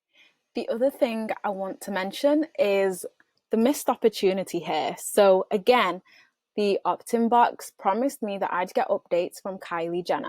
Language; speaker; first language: English; native; English